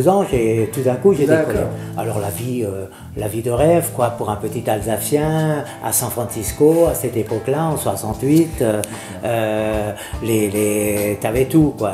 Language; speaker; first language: French; native; French